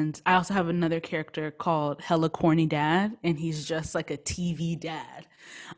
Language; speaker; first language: English; native; English